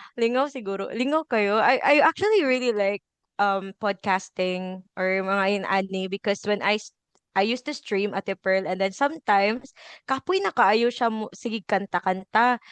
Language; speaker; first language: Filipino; non-native, local second language; Cebuano